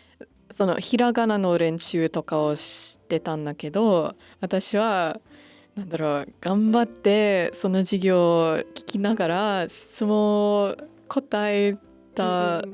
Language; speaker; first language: Japanese; non-native, fluent; English